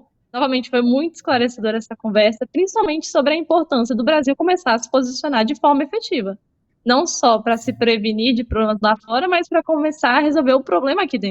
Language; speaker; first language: Portuguese; native; Portuguese